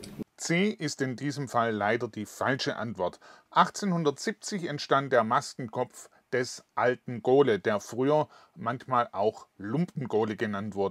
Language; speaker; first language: German; native; German